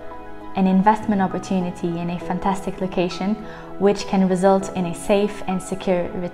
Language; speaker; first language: English; non-native, fluent; Portuguese